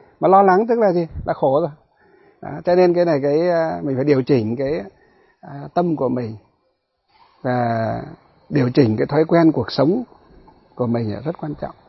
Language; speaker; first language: Vietnamese; non-native, local second language; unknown